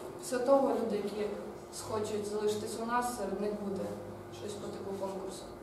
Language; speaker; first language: Ukrainian; native; Ukrainian